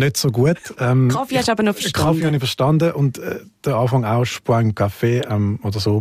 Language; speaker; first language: German; native; German